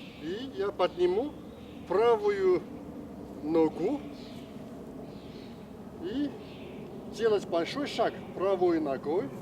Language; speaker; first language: Russian; non-native, learner; Chinese